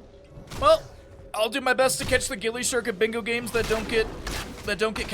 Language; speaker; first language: English; native; English